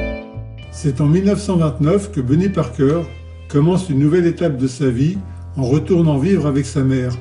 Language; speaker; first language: French; native; French